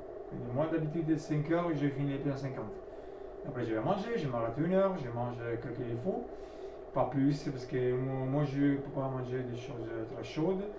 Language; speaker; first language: French; non-native, learner; Italian